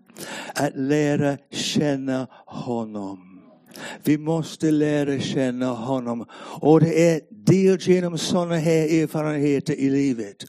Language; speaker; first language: Swedish; non-native, fluent; English